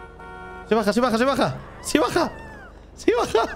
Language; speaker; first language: Spanish; native; Spanish